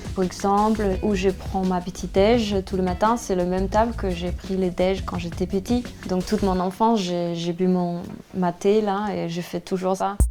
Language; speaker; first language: French; non-native, fluent; Danish